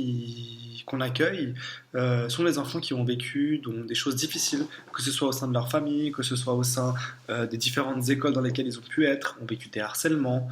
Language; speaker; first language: French; native; French